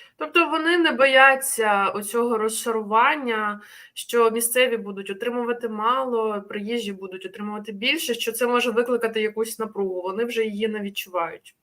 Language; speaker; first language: Ukrainian; native; Ukrainian